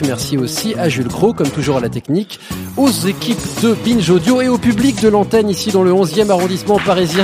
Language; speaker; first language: French; native; French